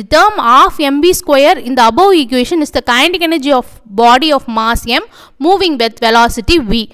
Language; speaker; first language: English; non-native, local second language; Tamil